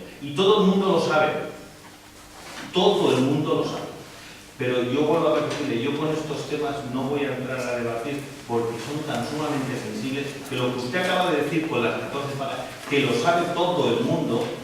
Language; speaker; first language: Spanish; native; Spanish